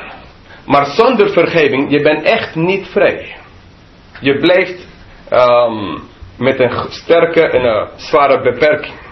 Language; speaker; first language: Dutch; non-native, fluent; English